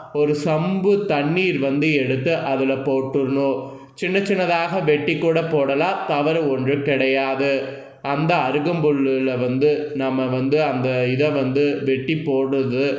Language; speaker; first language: Tamil; native; Tamil